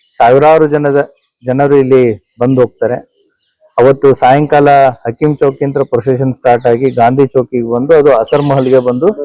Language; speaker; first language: Kannada; native; Kannada